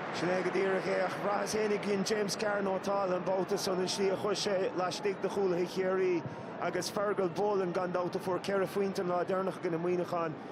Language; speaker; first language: Irish; native; Irish